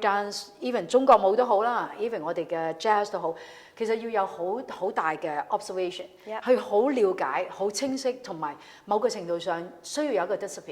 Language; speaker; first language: Cantonese; native; Cantonese